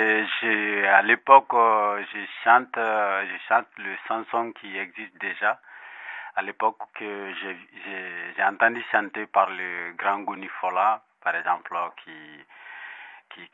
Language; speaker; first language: French; non-native, local second language; Bambara